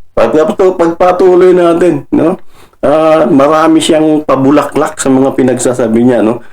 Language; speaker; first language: Filipino; non-native, local second language; Cebuano